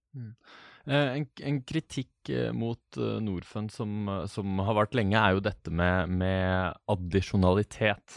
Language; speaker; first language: Norwegian; native; Norwegian